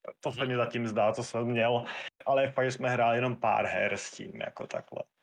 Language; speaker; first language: Czech; native; Czech